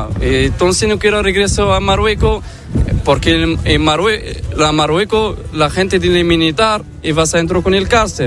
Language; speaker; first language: Spanish; non-native, learner; Arabic